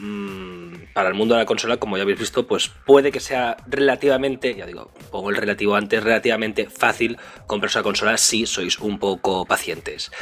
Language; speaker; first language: Spanish; native; Spanish